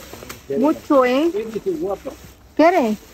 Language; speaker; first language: Spanish; non-native, learner; Filipino